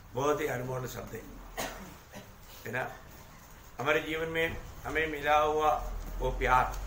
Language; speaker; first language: Hindi; non-native, local second language; Malayalam